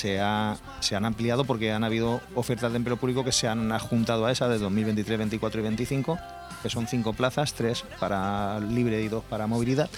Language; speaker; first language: Spanish; native; Spanish